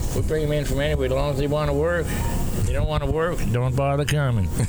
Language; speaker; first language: English; native; English